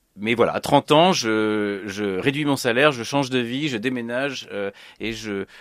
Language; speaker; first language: French; native; French